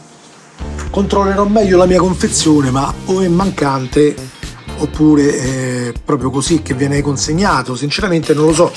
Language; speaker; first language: Italian; native; Italian